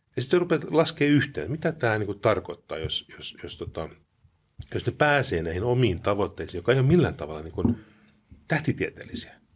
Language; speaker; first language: Finnish; early bilingual, heritage; Finnish